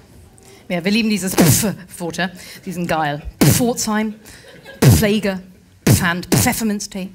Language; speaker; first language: German; non-native, fluent; English